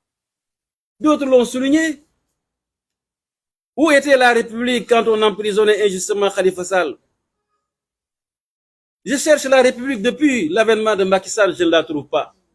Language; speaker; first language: French; non-native, local second language; Wolof